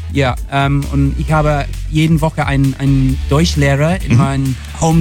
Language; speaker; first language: German; non-native, learner; English